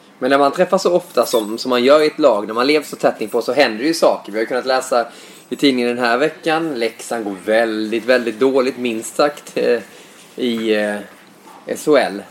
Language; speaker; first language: Swedish; native; Swedish